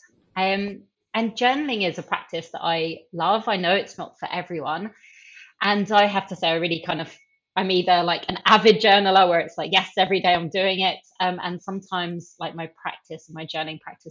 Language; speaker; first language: English; native; English